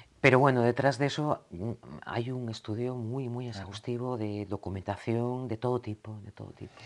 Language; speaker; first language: Spanish; native; Spanish